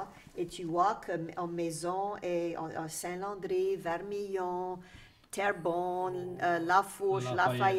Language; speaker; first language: French; native; French